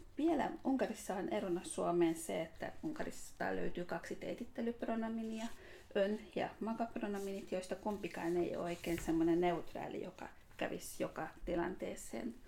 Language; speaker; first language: Finnish; non-native, fluent; Hungarian